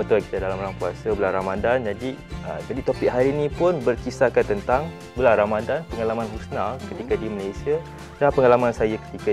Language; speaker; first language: Malay; native; Malay